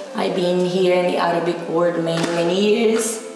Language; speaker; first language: English; non-native, fluent; Portuguese